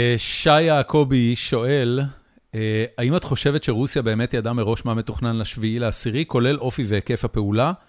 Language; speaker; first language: Hebrew; native; Hebrew